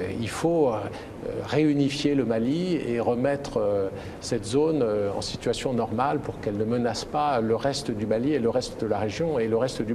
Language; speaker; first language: French; native; French